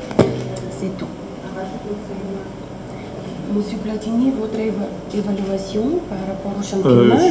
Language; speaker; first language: French; non-native, fluent; Bulgarian